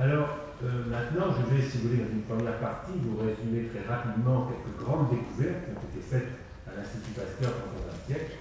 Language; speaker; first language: French; native; French